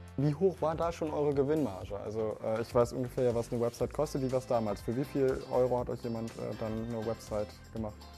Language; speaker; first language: German; native; German